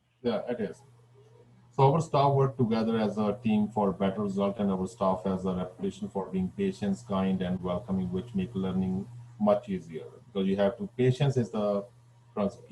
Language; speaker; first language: English; non-native, fluent; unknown